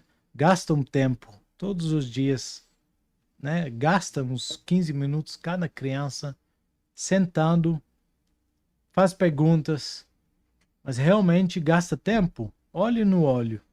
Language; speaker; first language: Portuguese; non-native, fluent; Dutch